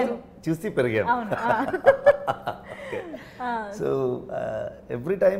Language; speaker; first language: Telugu; non-native, learner; Kannada